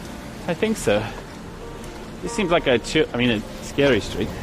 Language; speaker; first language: English; native; English